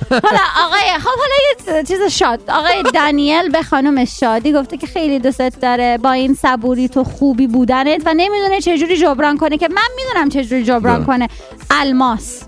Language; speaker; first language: Persian; native; Persian